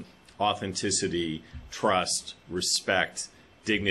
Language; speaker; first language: English; native; English